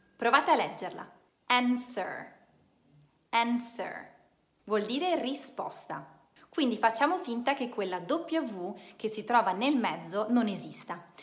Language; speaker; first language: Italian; native; Italian